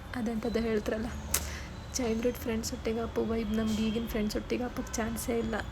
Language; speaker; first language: Kannada; native; Kannada